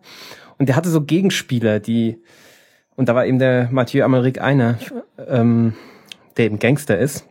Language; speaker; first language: German; native; German